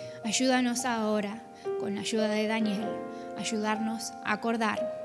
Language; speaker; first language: Spanish; non-native, fluent; English